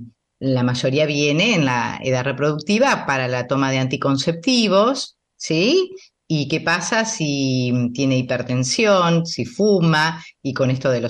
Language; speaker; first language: Spanish; native; Spanish